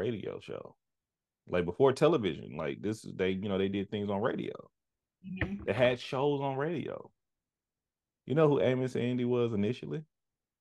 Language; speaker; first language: English; native; English